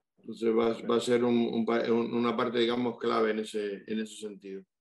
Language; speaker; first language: Spanish; native; Spanish